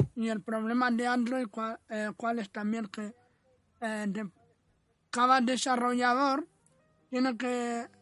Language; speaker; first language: Spanish; non-native, fluent; Arabic